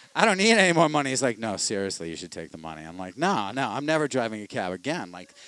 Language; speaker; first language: English; native; English